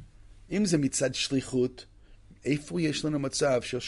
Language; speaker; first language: Hebrew; non-native, fluent; English